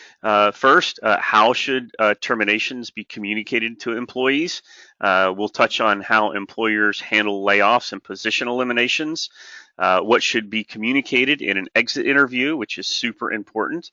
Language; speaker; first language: English; native; English